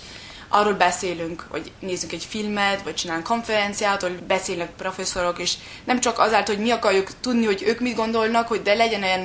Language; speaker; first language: Hungarian; early bilingual, heritage; German